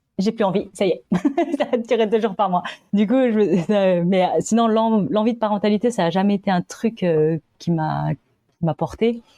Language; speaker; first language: French; native; French